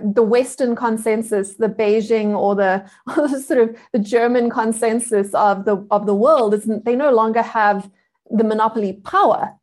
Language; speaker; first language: English; native; English